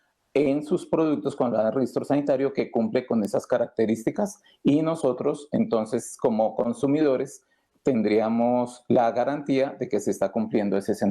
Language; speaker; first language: Spanish; native; Spanish